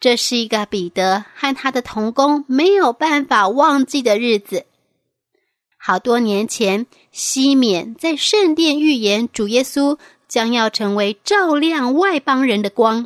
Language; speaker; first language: Chinese; native; Chinese